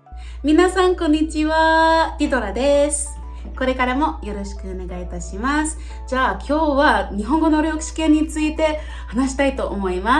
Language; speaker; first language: Japanese; non-native, learner; English